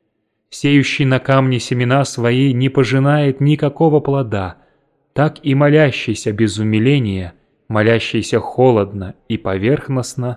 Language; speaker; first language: Russian; native; Russian